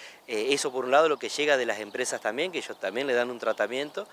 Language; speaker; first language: Spanish; native; Spanish